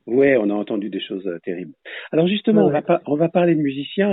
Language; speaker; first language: French; native; French